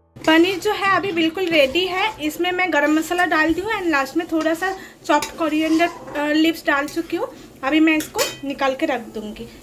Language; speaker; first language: Hindi; non-native, local second language; Bangla